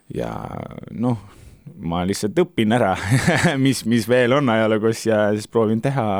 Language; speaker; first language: Estonian; non-native, learner; Turkish